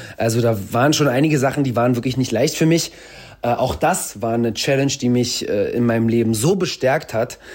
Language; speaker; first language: German; early bilingual, other home language; Russian